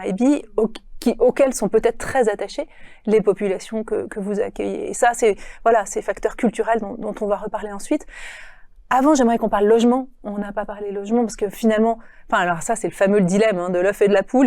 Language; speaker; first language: French; native; French